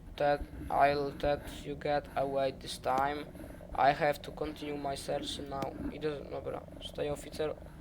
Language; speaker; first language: English; non-native, learner; Polish